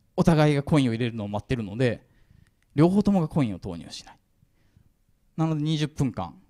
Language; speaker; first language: Japanese; native; Japanese